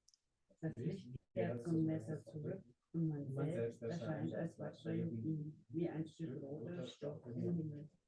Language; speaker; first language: German; native; German